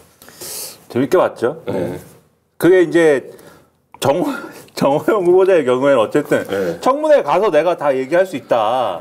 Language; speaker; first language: Korean; native; Korean